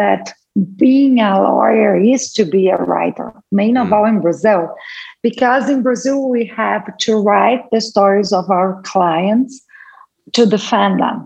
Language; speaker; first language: English; non-native, fluent; Portuguese